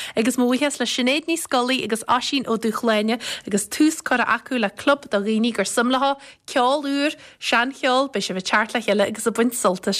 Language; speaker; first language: Irish; native; Irish